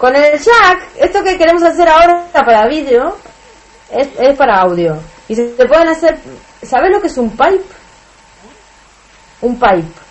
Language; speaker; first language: Spanish; native; Spanish